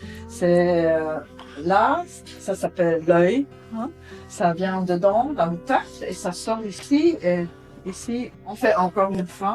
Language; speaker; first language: French; non-native, fluent; German